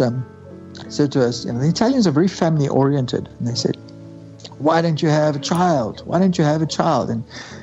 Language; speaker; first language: English; native; English